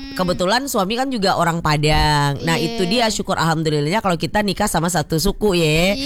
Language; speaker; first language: Indonesian; non-native, local second language; Minangkabau